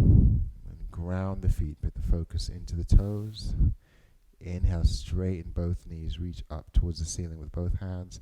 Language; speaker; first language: English; native; English